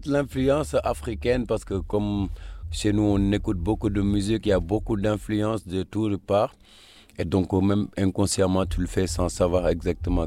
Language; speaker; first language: French; non-native, local second language; Wolof